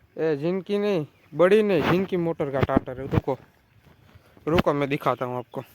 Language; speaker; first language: Hindi; non-native, local second language; Gujarati